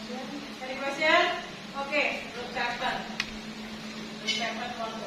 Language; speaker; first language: English; non-native, fluent; Indonesian